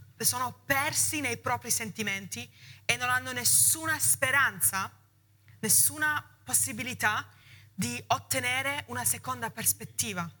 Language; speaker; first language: Italian; early bilingual, heritage; Italian